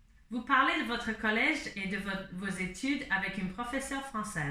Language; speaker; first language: French; non-native, fluent; English